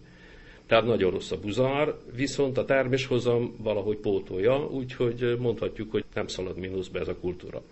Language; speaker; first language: Hungarian; native; Hungarian